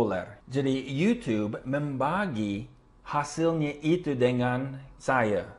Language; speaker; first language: Indonesian; non-native, fluent; English